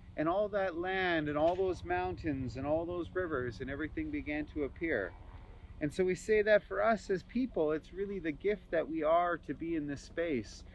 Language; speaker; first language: English; native; English